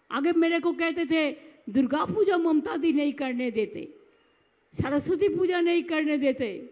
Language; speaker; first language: Hindi; non-native, local second language; Bangla